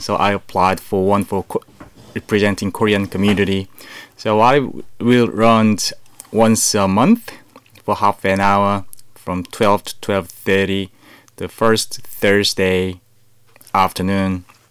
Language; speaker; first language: English; non-native, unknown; Korean